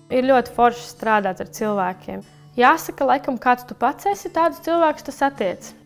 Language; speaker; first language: Latvian; native; Latvian